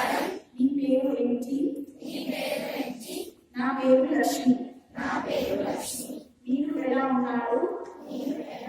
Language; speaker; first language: Telugu; non-native, learner; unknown